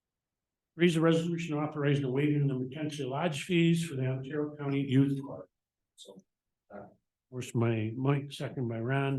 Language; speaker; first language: English; native; English